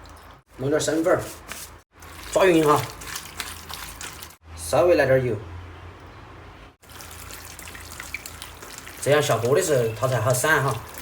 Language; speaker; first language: Chinese; native; Chinese